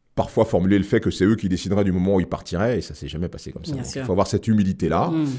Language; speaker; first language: French; native; French